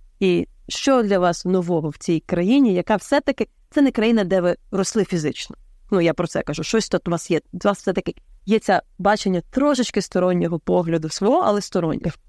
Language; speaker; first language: Ukrainian; native; Ukrainian